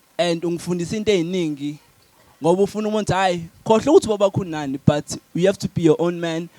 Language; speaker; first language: Zulu; non-native, local second language; Xhosa